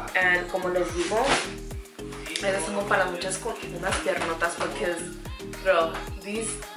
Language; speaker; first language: English; early bilingual, other home language; Spanish